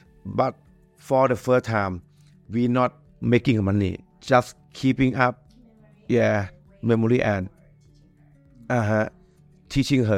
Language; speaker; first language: English; non-native, learner; Thai